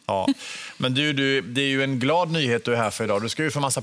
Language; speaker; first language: Swedish; native; Swedish